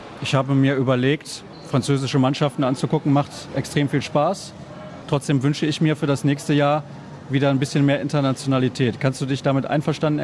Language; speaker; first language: German; native; German